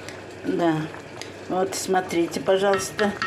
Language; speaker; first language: Russian; non-native, local second language; Kazakh